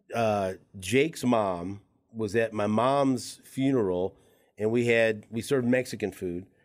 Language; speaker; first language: English; early bilingual, other home language; Spanish